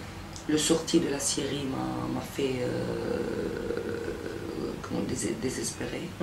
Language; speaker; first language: French; non-native, fluent; Arabic